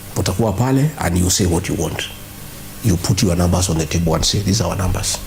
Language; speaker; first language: English; non-native, local second language; Kikuyu